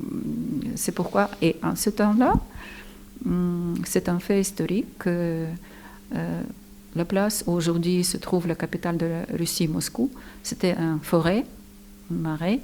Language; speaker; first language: French; non-native, fluent; Ukrainian